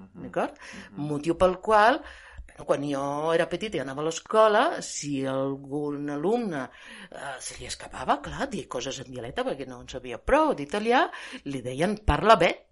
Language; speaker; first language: Catalan; non-native, fluent; Italian